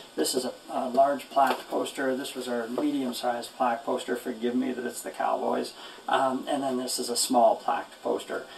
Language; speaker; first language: English; native; English